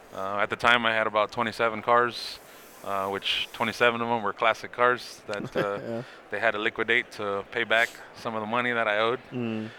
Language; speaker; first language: English; native; English